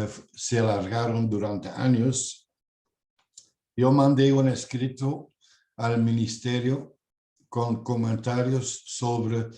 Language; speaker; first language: Spanish; non-native, fluent; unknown